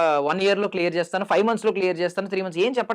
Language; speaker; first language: Telugu; native; Telugu